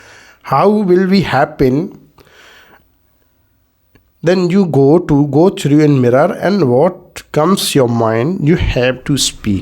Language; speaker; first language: English; non-native, learner; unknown